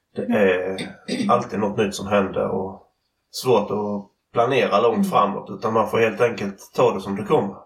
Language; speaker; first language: Swedish; native; Swedish